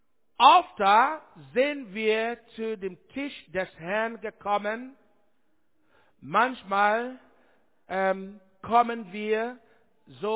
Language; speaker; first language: German; non-native, learner; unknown